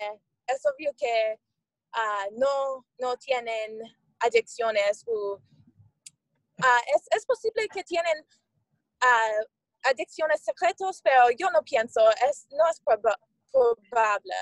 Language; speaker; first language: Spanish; non-native, learner; English